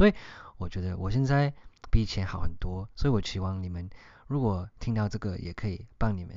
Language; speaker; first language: Chinese; early bilingual, heritage; Chinese